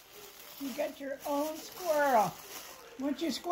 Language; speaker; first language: English; native; English